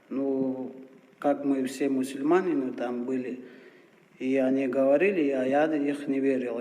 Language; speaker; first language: Russian; non-native, local second language; Chechen